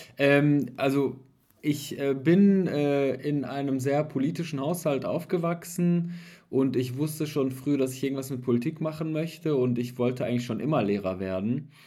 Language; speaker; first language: German; early bilingual, other home language; Persian